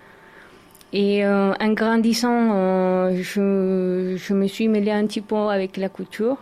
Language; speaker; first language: French; non-native, learner; Spanish